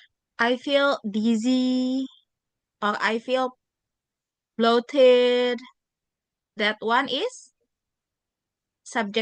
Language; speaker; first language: English; non-native, fluent; Indonesian